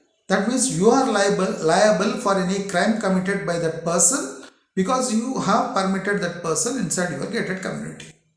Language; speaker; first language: English; non-native, local second language; Telugu